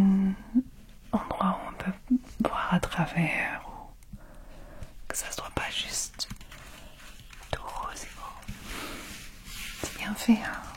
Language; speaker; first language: French; non-native, fluent; English